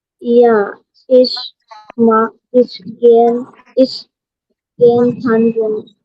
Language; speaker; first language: German; non-native, learner; Hindi